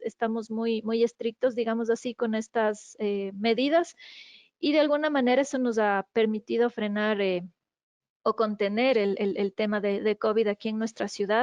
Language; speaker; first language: Spanish; native; Spanish